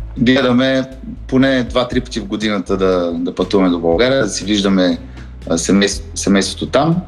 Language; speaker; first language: Bulgarian; early bilingual, heritage; Bulgarian